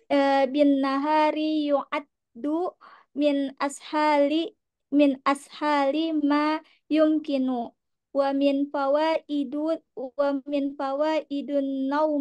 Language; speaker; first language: Arabic; non-native, learner; Indonesian